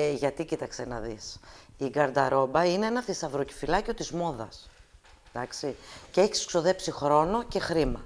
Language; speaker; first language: Greek; early bilingual, heritage; Greek